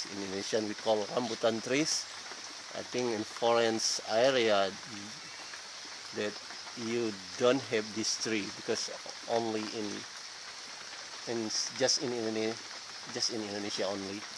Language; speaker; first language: English; non-native, learner; Indonesian